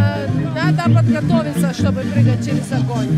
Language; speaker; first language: Russian; non-native, fluent; Lithuanian